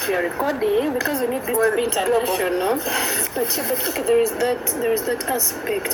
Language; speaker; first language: English; non-native, local second language; Ganda